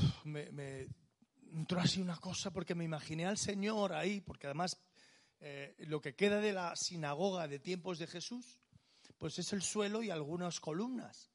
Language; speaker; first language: Spanish; native; Spanish